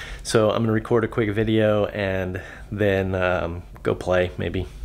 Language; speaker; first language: English; native; English